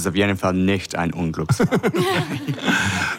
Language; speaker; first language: German; non-native, fluent; English